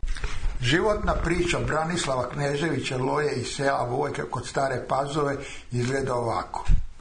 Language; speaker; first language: Serbian; native; Serbian